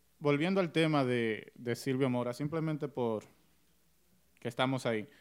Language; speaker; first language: Spanish; early bilingual, heritage; Spanish